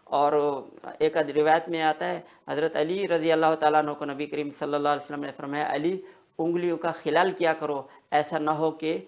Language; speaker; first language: Urdu; native; Urdu